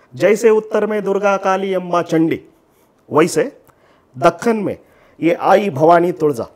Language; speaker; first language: Hindi; non-native, local second language; Marathi